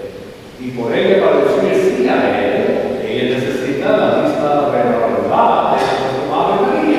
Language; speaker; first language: Spanish; non-native, learner; English